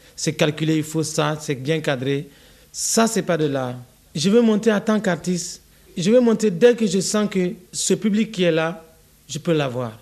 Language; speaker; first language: French; non-native, local second language; Bambara